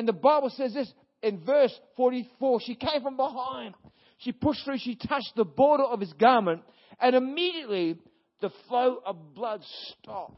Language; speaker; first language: English; native; English